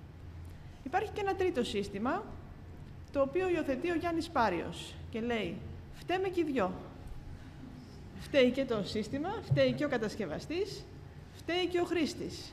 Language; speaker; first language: Greek; native; Greek